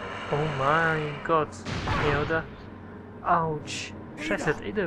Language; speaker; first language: German; native; German